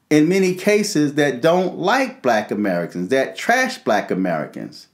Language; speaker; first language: English; native; English